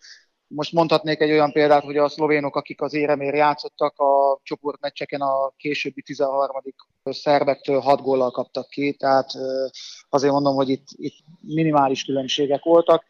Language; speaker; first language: Hungarian; native; Hungarian